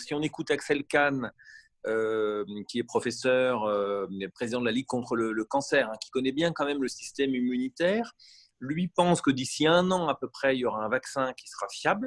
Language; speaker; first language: French; native; French